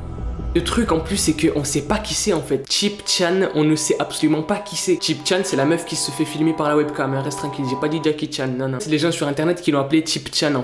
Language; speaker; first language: French; native; French